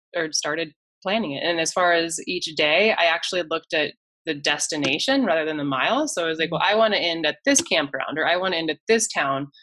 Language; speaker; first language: English; native; English